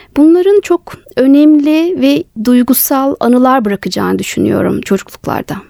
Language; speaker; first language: Turkish; native; Turkish